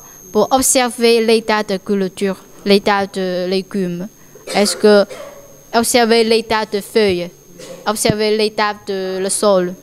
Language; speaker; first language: French; non-native, learner; Chinese